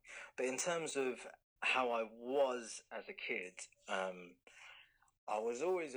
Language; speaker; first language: English; native; English